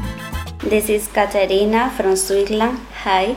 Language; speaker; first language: English; non-native, learner; Spanish